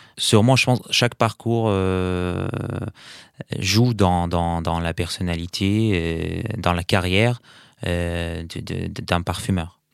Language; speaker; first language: French; non-native, fluent; Arabic